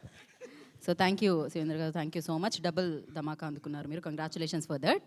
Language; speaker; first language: Telugu; native; Telugu